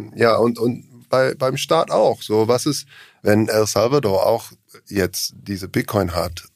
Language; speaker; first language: German; non-native, learner; English